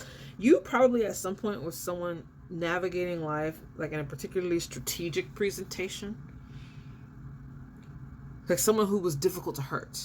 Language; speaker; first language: English; native; English